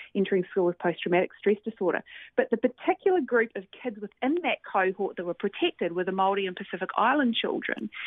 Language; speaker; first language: English; native; English